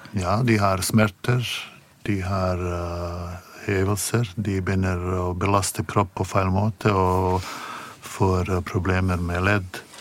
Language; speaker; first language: Norwegian; non-native, fluent; Bosnian